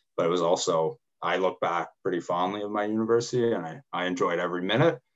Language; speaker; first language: English; native; English